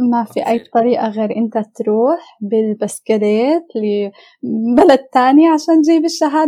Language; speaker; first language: Arabic; native; Arabic